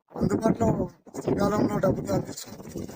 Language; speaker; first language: Telugu; native; Telugu